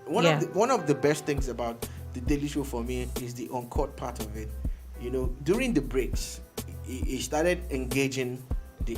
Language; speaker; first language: English; non-native, local second language; Yoruba